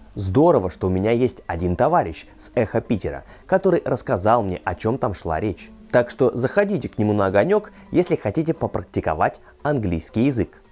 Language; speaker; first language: Russian; native; Russian